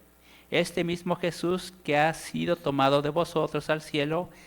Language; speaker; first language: Spanish; native; Spanish